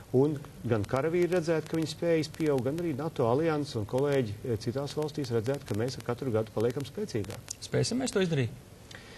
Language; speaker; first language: Latvian; native; Latvian